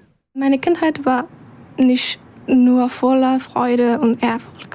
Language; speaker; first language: German; non-native, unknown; Persian